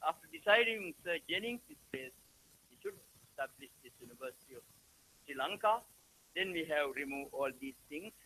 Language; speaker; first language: English; non-native, local second language; Sinhala